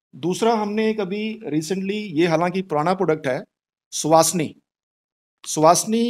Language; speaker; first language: Hindi; native; Hindi